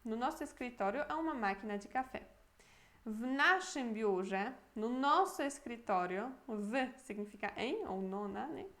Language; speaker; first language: Portuguese; non-native, fluent; Polish